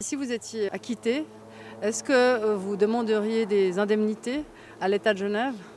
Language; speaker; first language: French; native; French